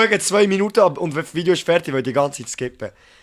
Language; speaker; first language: German; native; German